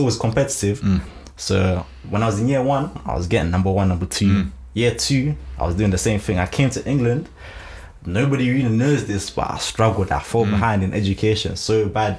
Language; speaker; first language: English; early bilingual, other home language; Shona